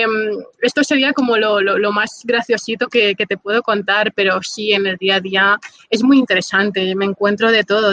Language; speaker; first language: Spanish; native; Spanish